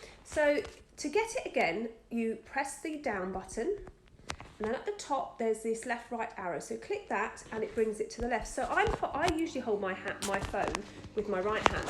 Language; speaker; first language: English; native; English